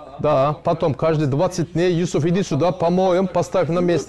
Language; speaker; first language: Russian; non-native, learner; Turkish